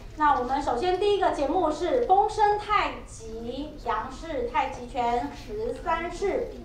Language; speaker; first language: Chinese; native; Chinese